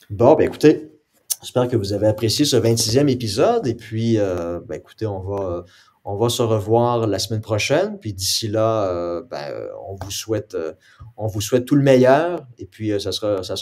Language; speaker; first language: French; native; French